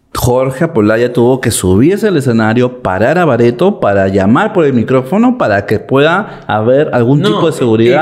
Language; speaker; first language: Spanish; native; Spanish